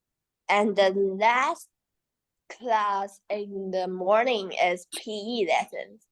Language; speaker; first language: English; non-native, learner; Chinese